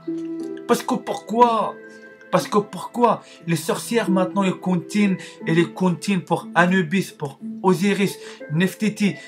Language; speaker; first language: French; non-native, learner; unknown